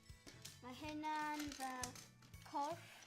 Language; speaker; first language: Welsh; non-native, local second language; English